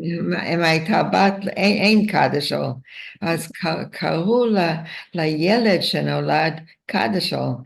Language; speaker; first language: Hebrew; non-native, fluent; Yiddish